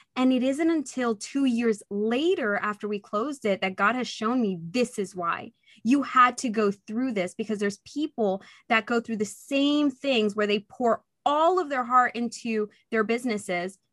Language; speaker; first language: English; early bilingual, other home language; Spanish